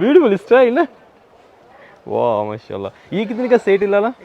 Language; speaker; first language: Hindi; non-native, local second language; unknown